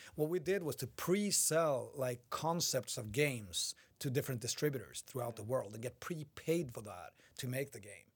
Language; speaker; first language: English; non-native, fluent; Swedish